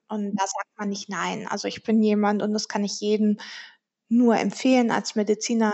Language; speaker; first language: German; early bilingual, heritage; German